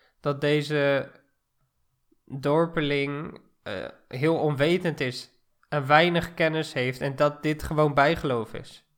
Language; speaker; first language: Dutch; non-native, fluent; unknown